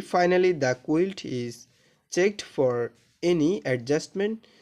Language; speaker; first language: English; non-native, local second language; Bangla